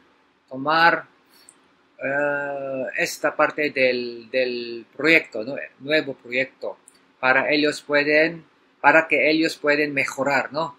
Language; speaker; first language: Spanish; non-native, learner; Filipino